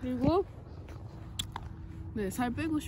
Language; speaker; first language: Korean; non-native, fluent; English